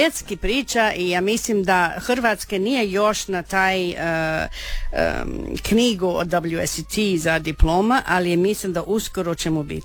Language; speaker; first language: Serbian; non-native, learner; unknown